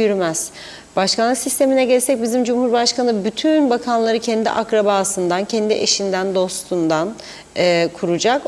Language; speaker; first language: Turkish; native; Turkish